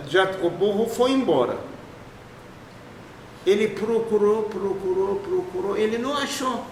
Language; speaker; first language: Portuguese; non-native, fluent; Turkish